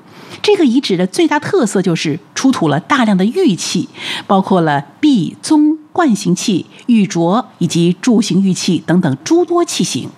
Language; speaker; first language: Chinese; native; Chinese